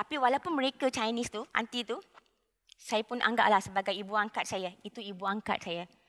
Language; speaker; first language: Malay; non-native, local second language; Tamil